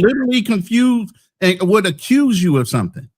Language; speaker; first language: English; native; English